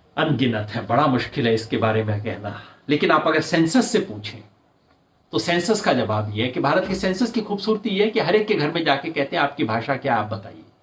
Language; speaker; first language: Hindi; native; Hindi